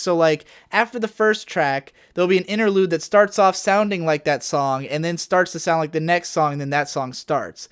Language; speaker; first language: English; native; English